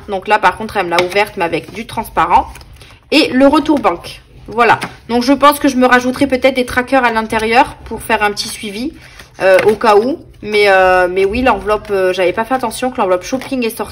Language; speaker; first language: French; native; French